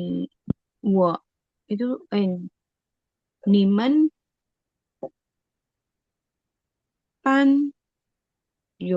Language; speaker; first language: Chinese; non-native, learner; Indonesian